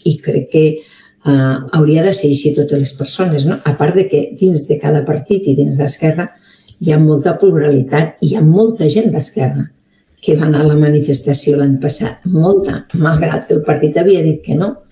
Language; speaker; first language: Catalan; native; Catalan